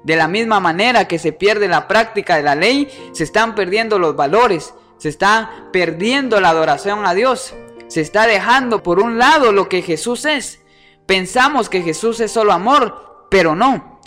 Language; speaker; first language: Spanish; native; Spanish